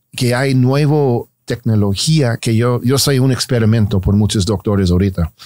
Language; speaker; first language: Spanish; non-native, fluent; English